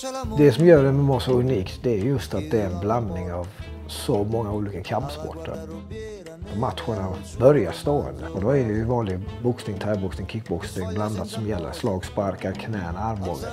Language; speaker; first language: Swedish; native; Swedish